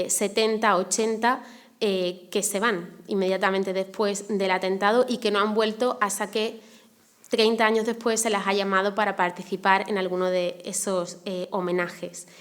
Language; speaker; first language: Spanish; native; Spanish